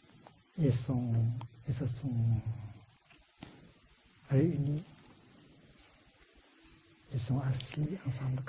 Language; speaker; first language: French; non-native, fluent; Vietnamese